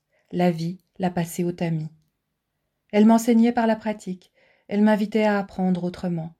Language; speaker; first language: French; native; French